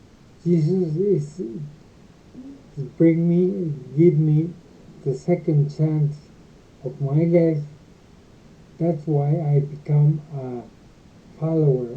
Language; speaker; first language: English; non-native, learner; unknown